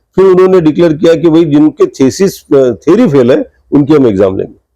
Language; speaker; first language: Hindi; non-native, local second language; Marathi